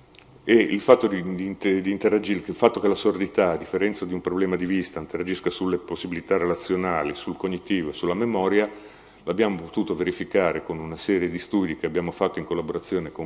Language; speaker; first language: Italian; native; Italian